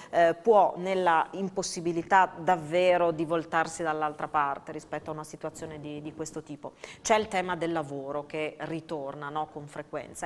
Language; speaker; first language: Italian; native; Italian